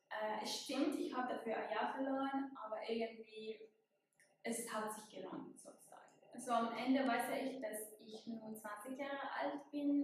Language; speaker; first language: German; non-native, fluent; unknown